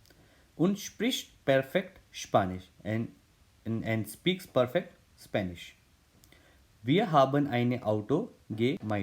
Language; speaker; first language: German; non-native, fluent; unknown